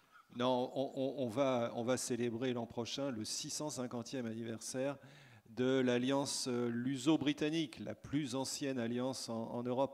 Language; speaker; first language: French; native; French